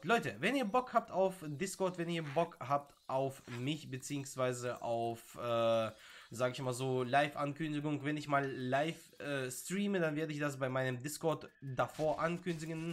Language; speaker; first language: German; native; German